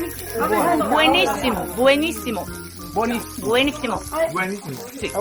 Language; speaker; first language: Italian; non-native, learner; Japanese